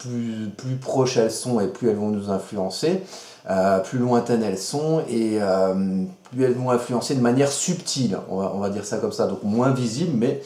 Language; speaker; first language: French; native; French